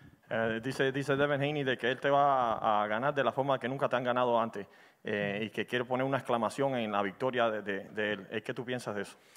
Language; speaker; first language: Spanish; native; Spanish